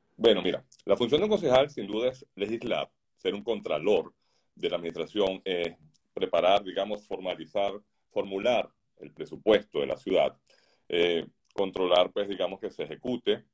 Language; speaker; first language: Spanish; native; Spanish